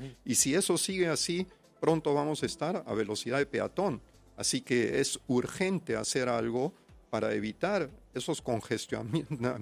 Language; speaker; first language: Spanish; non-native, fluent; German